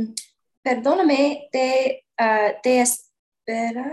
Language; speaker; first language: Spanish; non-native, learner; English